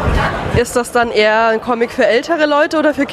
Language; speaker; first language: German; native; German